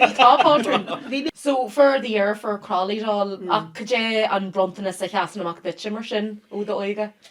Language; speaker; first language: Irish; non-native, local second language; English